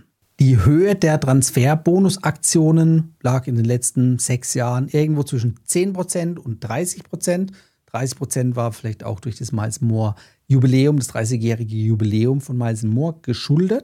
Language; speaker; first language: German; native; German